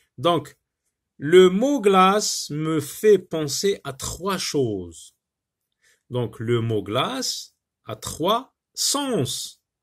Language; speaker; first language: French; non-native, local second language; Arabic